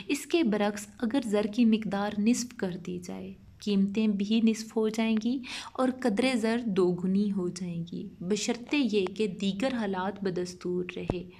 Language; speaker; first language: Urdu; non-native, local second language; Punjabi